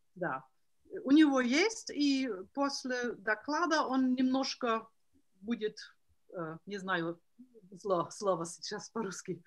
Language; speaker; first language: Russian; non-native, learner; Serbian